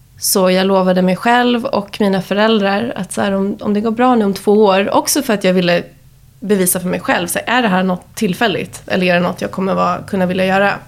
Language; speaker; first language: Swedish; early bilingual, heritage; Swedish